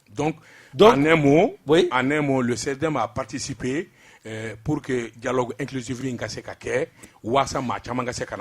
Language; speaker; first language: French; non-native, local second language; Bambara